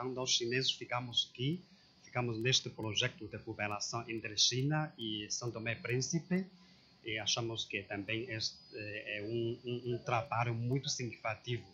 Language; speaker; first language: Portuguese; non-native, learner; Chinese